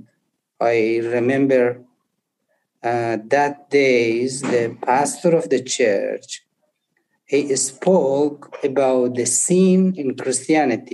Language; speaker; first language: English; non-native, learner; Persian